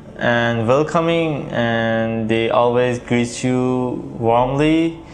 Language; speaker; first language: English; non-native, fluent; Persian